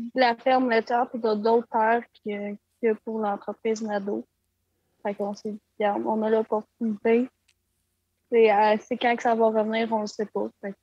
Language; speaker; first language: French; native; French